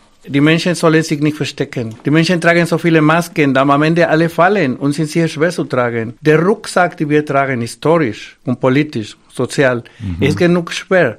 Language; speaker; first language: German; non-native, fluent; Spanish